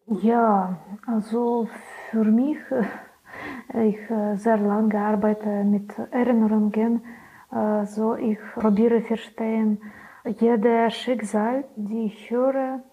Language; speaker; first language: German; non-native, learner; Belarusian